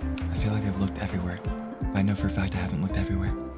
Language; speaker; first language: English; native; English